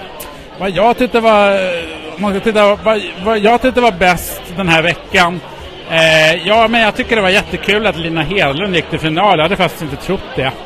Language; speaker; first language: Swedish; native; Swedish